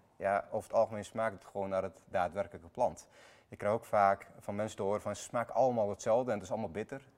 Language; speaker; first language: Dutch; early bilingual, other home language; Armenian